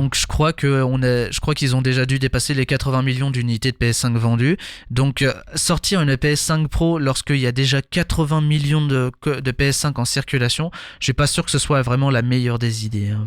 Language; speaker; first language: French; native; French